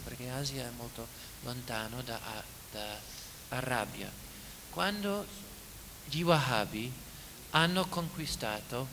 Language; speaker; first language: Italian; non-native, fluent; English